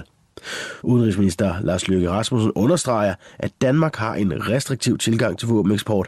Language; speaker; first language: Danish; native; Danish